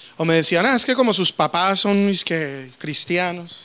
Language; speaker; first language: Spanish; native; Spanish